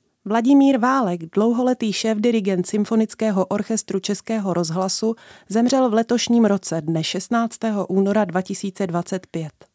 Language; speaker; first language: Czech; native; Czech